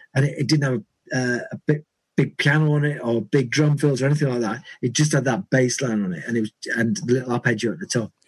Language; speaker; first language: English; native; English